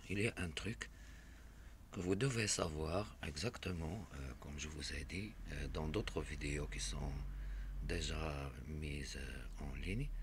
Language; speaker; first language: French; non-native, local second language; Arabic